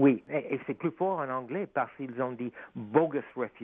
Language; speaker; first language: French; non-native, fluent; English